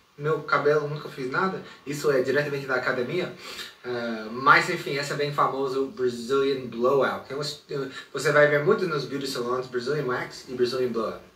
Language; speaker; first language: Portuguese; non-native, fluent; English